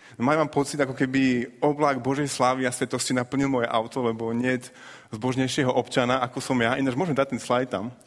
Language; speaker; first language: Slovak; native; Slovak